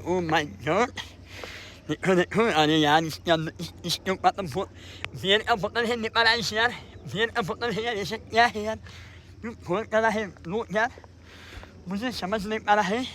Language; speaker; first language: Hindi; non-native, fluent; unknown